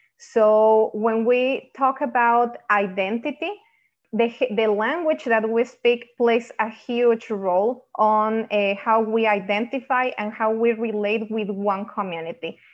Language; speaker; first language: English; non-native, fluent; Spanish